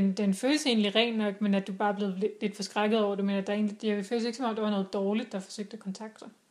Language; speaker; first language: Danish; native; Danish